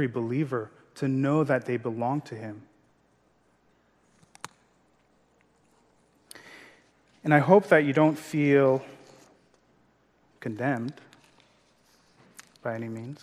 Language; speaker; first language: English; non-native, local second language; Yoruba